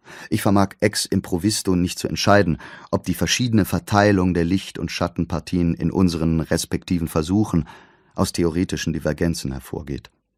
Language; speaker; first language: German; native; German